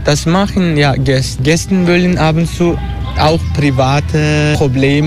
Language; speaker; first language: German; non-native, learner; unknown